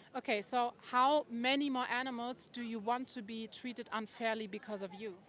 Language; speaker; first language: English; non-native, fluent; German